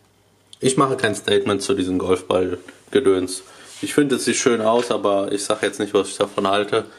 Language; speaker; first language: German; native; German